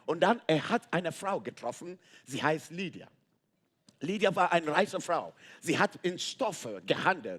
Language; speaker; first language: German; non-native, fluent; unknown